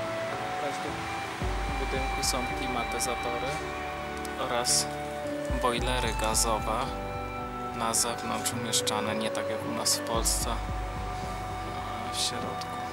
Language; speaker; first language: Polish; native; Polish